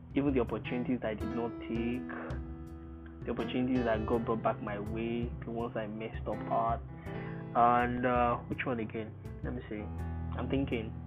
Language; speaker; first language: English; non-native, local second language; Yoruba